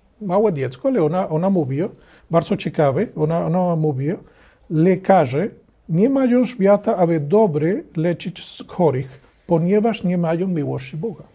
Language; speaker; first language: Polish; non-native, learner; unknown